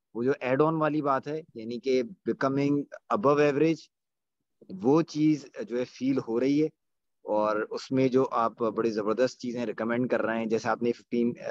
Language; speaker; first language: Urdu; native; Urdu